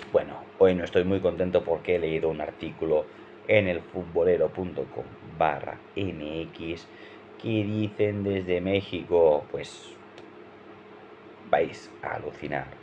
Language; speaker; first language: Spanish; native; Spanish